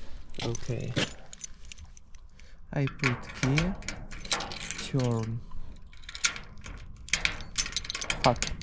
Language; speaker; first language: English; non-native, fluent; Russian